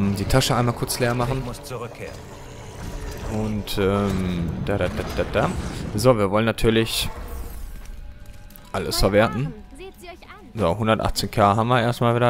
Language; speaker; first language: German; native; German